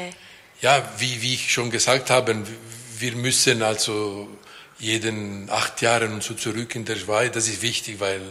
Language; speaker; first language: German; non-native, local second language; French